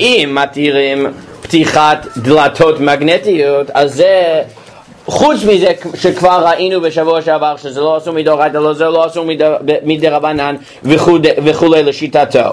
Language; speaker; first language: Hebrew; non-native, fluent; English